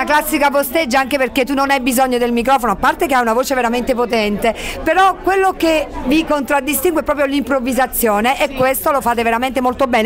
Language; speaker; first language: Italian; native; Italian